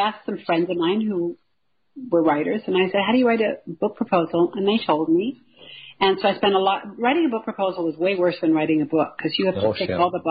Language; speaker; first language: English; native; English